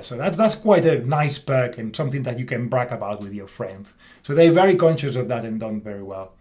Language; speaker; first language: English; non-native, fluent; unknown